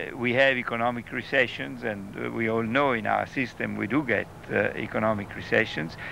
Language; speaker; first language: English; non-native, fluent; Italian